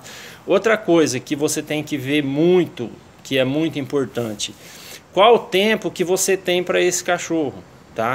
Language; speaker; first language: Portuguese; native; Portuguese